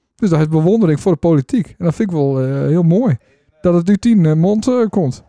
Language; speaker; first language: Dutch; native; Dutch